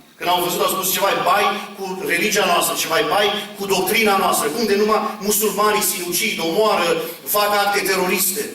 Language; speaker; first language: Romanian; early bilingual, heritage; Romanian